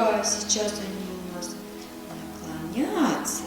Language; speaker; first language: Russian; native; Russian